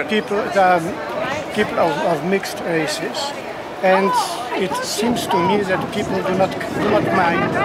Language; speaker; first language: English; non-native, fluent; Polish